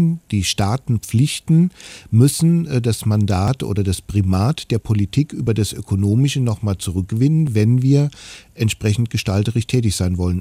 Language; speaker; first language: German; native; German